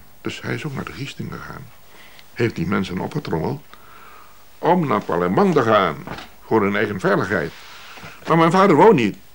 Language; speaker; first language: Dutch; native; Dutch